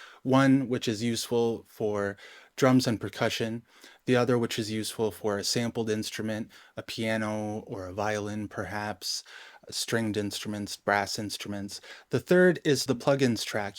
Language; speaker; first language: English; native; English